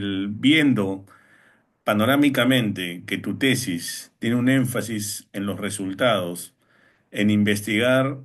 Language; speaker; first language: Spanish; native; Spanish